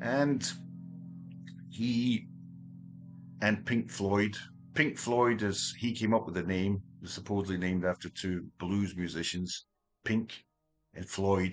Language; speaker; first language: English; native; English